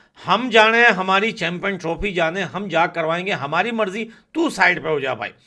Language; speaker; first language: Hindi; non-native, fluent; Pashto